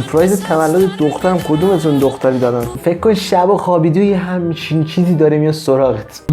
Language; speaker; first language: Persian; native; Persian